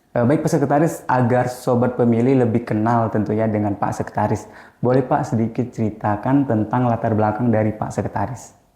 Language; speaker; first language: Indonesian; native; Indonesian